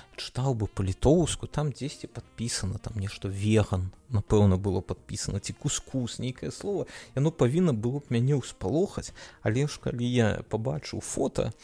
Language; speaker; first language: Belarusian; non-native, local second language; Russian